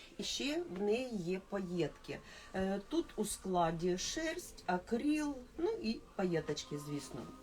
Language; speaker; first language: Ukrainian; non-native, local second language; Russian